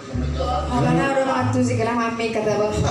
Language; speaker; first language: Indonesian; native; Indonesian